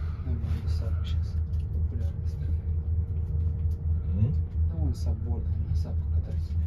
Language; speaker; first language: Russian; native; Russian